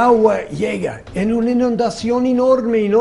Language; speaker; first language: Spanish; non-native, fluent; English